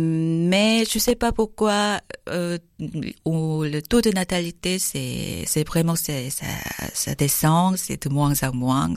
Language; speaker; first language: French; non-native, learner; Korean